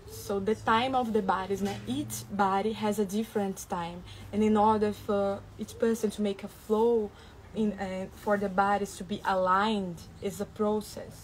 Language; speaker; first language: English; non-native, fluent; Portuguese